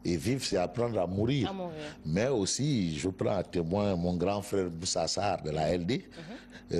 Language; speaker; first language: French; non-native, local second language; Wolof